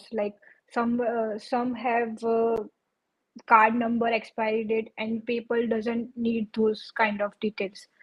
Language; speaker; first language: English; non-native, local second language; Gujarati